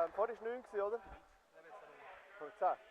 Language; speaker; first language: German; native; German